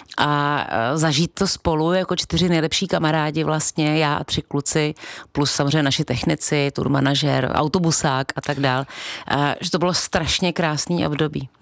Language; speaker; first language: Czech; native; Czech